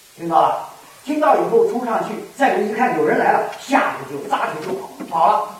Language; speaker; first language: Chinese; native; Chinese